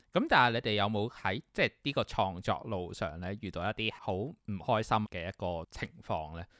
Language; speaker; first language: Cantonese; native; Cantonese